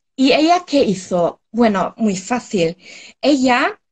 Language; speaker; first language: Spanish; non-native, fluent; German